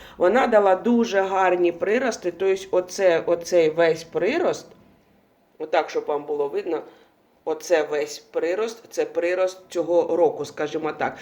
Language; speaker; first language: Ukrainian; non-native, local second language; Russian